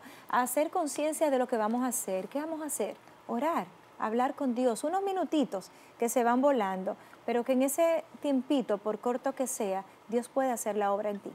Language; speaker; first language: Spanish; native; Spanish